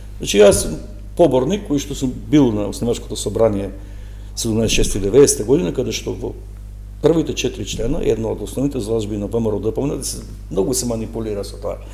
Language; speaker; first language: Macedonian; native; Macedonian